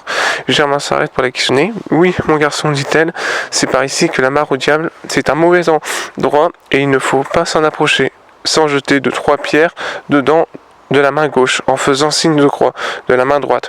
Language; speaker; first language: French; native; French